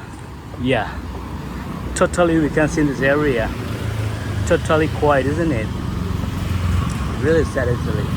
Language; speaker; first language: English; non-native, learner; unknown